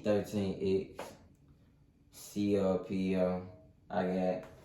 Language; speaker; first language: English; native; English